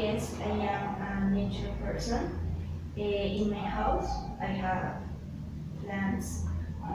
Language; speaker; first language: English; non-native, learner; Spanish